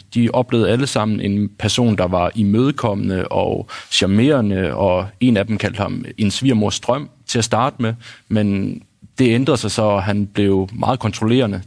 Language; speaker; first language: Danish; native; Danish